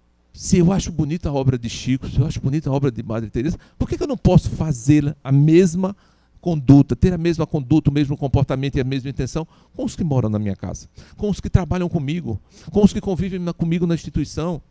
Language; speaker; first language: Portuguese; native; Portuguese